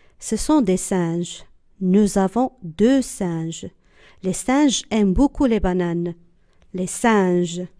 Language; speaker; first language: French; non-native, local second language; Arabic